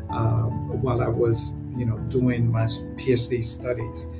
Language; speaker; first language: English; non-native, fluent; Spanish